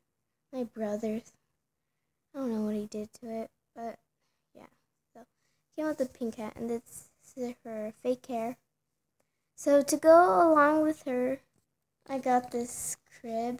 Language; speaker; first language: English; native; English